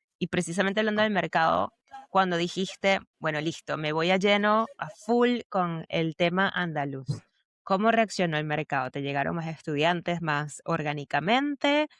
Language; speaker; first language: Spanish; native; Spanish